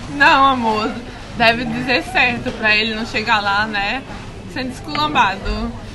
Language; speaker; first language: Portuguese; native; Portuguese